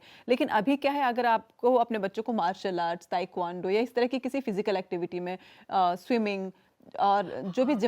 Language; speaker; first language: Hindi; native; Hindi